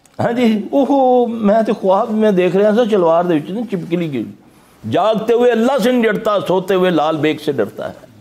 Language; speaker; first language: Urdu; non-native, local second language; Punjabi